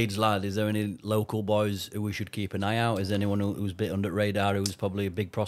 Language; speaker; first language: English; native; English